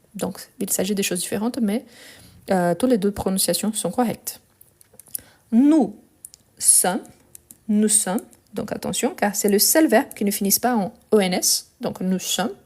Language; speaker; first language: French; non-native, fluent; Portuguese